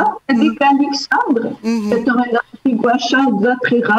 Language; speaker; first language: Russian; early bilingual, heritage; Russian